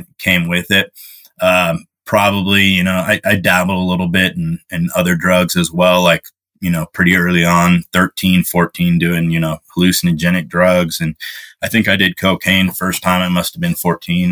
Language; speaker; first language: English; native; English